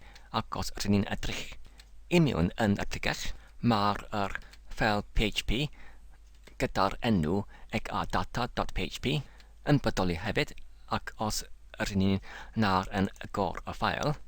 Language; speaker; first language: Welsh; non-native, learner; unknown